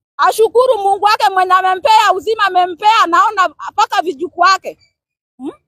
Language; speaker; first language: Swahili; non-native, local second language; Luo (Kenya and Tanzania)